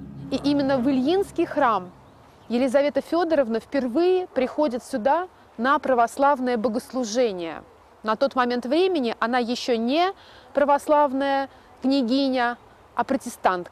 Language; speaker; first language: Russian; native; Russian